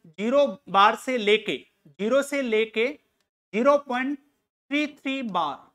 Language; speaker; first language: Hindi; native; Hindi